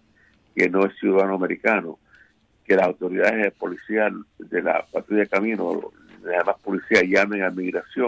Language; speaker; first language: Spanish; native; Spanish